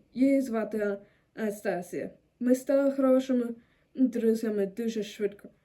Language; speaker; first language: Ukrainian; non-native, learner; German